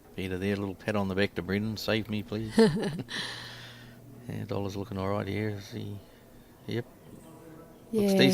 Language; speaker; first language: English; native; English